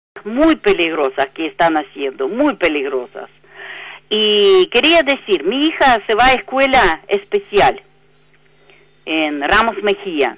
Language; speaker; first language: Spanish; non-native, fluent; Russian